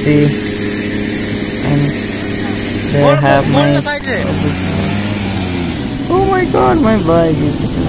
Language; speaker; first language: English; non-native, learner; Nepali